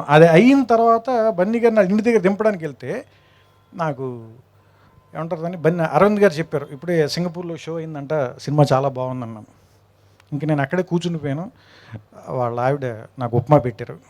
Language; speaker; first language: Telugu; native; Telugu